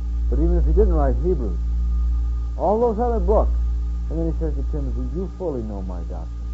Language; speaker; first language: English; native; English